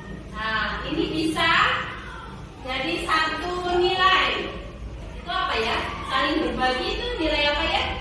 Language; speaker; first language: Indonesian; native; Indonesian